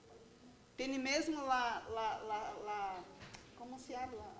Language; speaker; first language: Spanish; non-native, learner; Portuguese